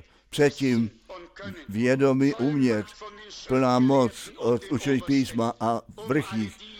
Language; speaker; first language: Czech; non-native, fluent; German